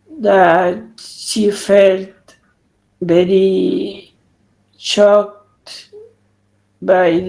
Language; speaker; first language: English; non-native, learner; Spanish